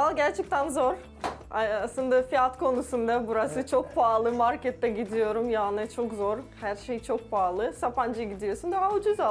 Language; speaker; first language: Turkish; non-native, learner; Russian